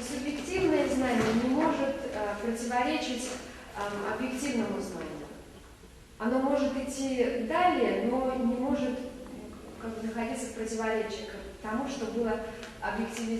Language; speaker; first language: Russian; native; Russian